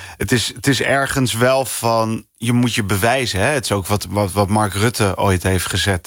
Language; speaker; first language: Dutch; early bilingual, other home language; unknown